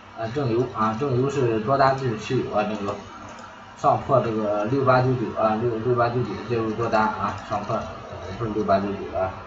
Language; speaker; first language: Chinese; native; Chinese